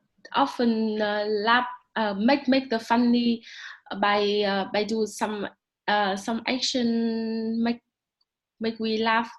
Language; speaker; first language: English; non-native, learner; Vietnamese